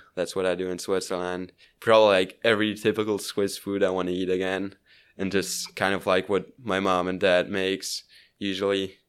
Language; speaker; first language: English; non-native, fluent; Swiss German